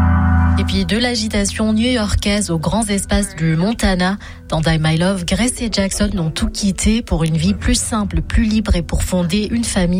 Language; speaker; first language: French; native; French